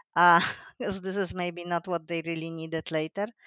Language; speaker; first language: English; non-native, fluent; Polish